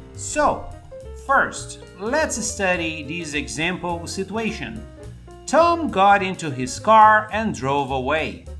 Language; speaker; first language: English; non-native, fluent; Portuguese